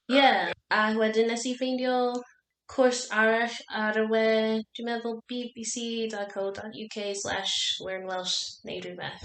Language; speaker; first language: Welsh; non-native, learner; English